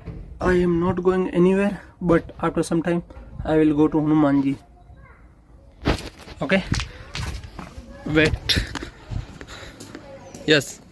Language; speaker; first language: English; non-native, learner; Hindi